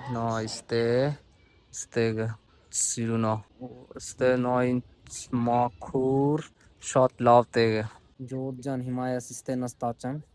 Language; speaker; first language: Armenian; non-native, learner; Hindi